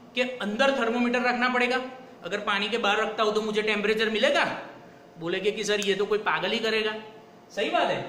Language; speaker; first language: Hindi; non-native, local second language; Gujarati